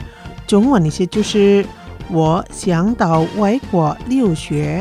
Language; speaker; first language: Chinese; non-native, fluent; Indonesian